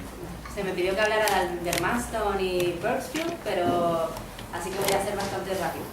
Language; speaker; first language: Spanish; native; Spanish